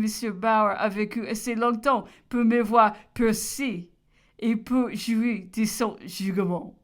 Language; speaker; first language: French; non-native, learner; English